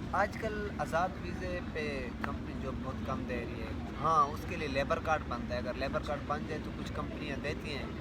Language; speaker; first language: Urdu; non-native, local second language; Saraiki